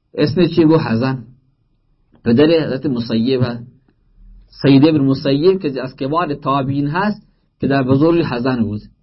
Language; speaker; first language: Persian; native; Persian